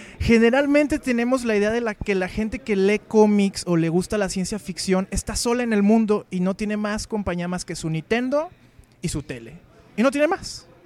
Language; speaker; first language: Spanish; native; Spanish